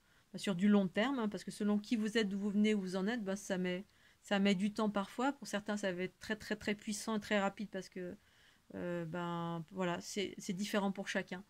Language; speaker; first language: French; native; French